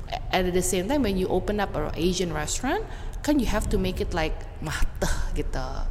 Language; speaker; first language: English; early bilingual, other home language; Indonesian